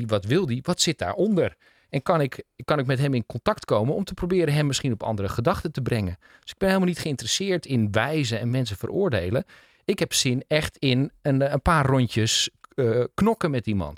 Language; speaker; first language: Dutch; native; Dutch